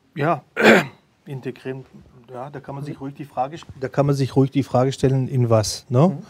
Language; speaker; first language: German; early bilingual, other home language; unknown